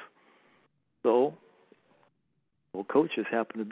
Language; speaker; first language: English; native; English